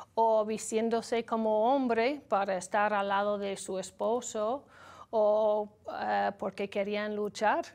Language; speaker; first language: Spanish; non-native, learner; English